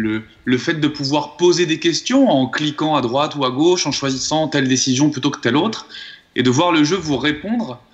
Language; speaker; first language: French; native; French